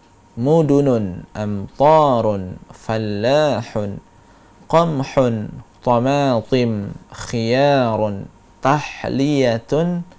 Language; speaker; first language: Arabic; non-native, fluent; Indonesian